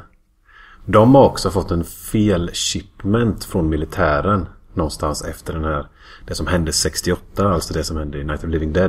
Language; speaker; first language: Swedish; native; Swedish